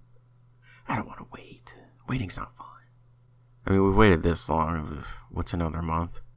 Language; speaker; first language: English; native; English